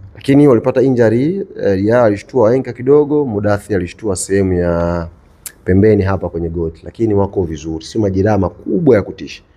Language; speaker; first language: Swahili; native; Swahili